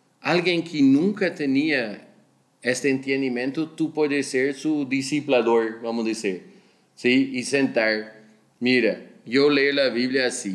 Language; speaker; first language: Spanish; non-native, learner; Dutch